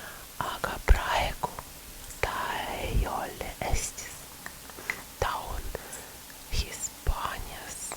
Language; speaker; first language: Estonian; non-native, learner; Russian